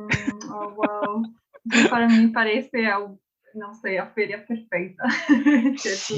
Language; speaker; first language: Portuguese; non-native, learner; English